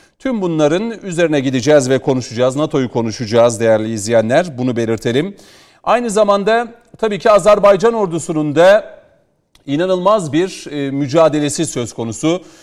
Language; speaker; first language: Turkish; native; Turkish